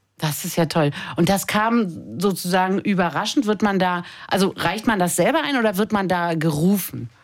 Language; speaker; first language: German; native; German